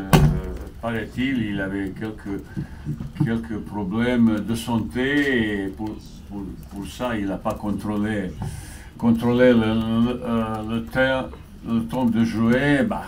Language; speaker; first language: French; non-native, fluent; Bosnian